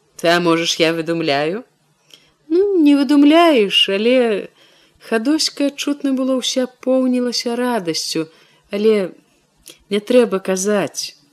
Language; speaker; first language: Belarusian; native; Belarusian